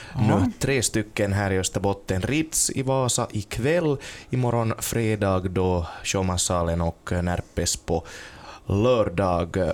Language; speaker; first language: Swedish; native; Swedish